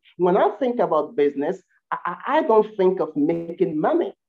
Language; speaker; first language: English; non-native, local second language; Igbo